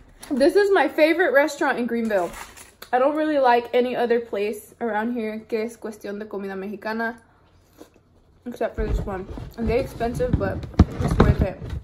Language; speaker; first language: English; early bilingual, other home language; Spanish